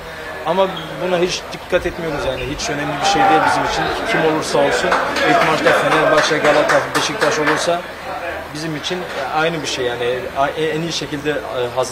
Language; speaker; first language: Turkish; early bilingual, heritage; Turkish